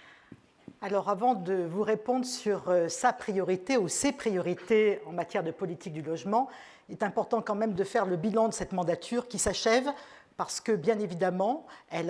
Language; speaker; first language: French; native; French